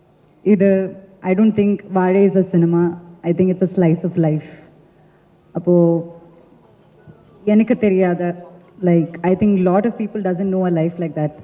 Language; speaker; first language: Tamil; non-native, fluent; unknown